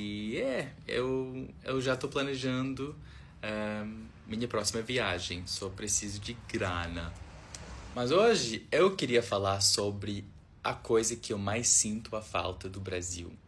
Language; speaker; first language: Portuguese; non-native, fluent; English